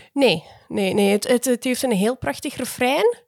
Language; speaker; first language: Dutch; non-native, fluent; Polish